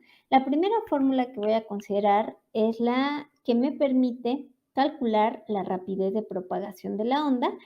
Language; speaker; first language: Spanish; native; Spanish